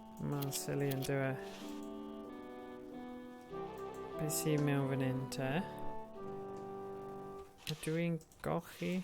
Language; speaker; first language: Welsh; native; Welsh